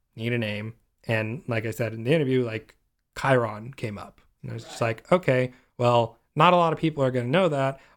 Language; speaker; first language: English; native; English